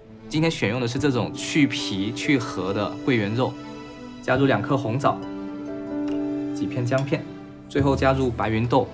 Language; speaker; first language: Chinese; native; Chinese